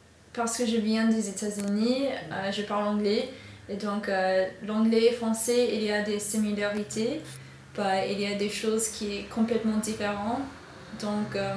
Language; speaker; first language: French; non-native, fluent; English